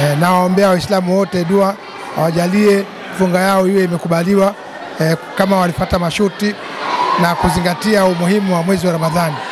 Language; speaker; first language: Swahili; native; Swahili